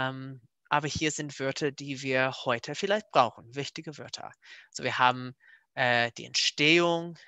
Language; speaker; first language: German; non-native, fluent; English